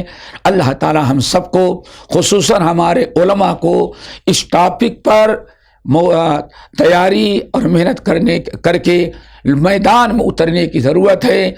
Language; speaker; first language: Urdu; native; Urdu